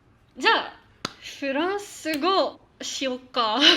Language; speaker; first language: Japanese; non-native, fluent; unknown